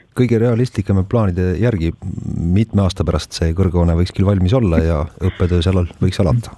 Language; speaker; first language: Estonian; native; Estonian